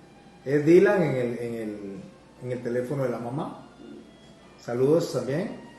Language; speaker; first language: Spanish; native; Spanish